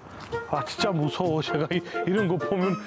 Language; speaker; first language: Korean; non-native, learner; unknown